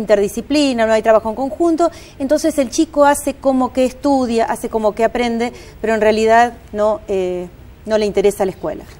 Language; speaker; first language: Spanish; native; Spanish